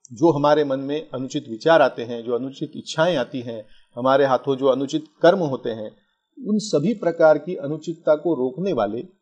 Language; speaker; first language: Hindi; non-native, local second language; Marathi